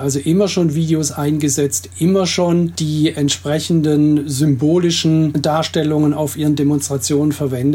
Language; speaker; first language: German; native; German